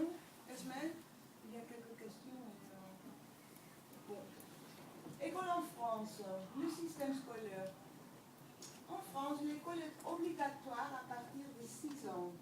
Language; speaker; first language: French; non-native, fluent; Dutch